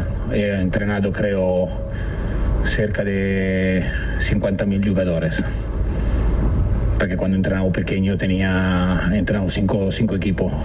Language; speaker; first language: Spanish; non-native, learner; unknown